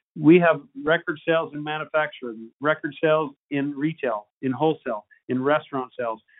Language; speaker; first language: English; native; English